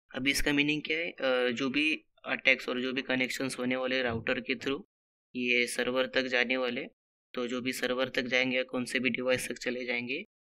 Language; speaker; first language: Hindi; non-native, local second language; Marathi